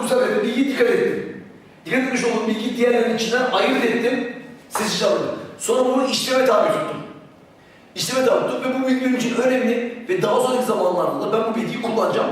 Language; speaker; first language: Turkish; native; Turkish